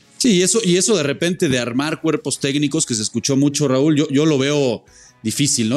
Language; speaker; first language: Spanish; native; Spanish